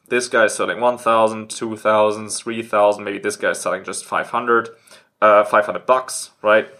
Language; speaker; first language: English; non-native, fluent; German